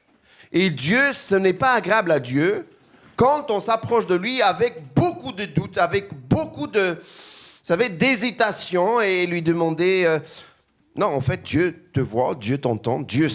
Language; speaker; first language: French; native; French